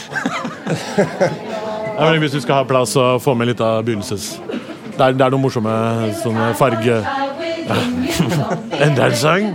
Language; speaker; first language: Norwegian; native; Norwegian